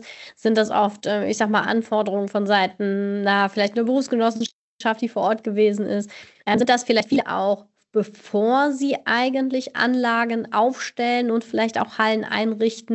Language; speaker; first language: German; native; German